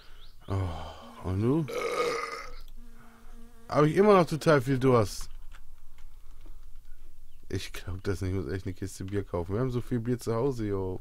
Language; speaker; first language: German; native; German